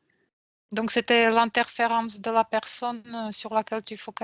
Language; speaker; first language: French; non-native, fluent; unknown